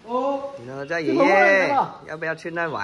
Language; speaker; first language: Chinese; native; Chinese